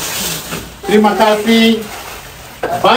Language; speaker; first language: Indonesian; non-native, learner; English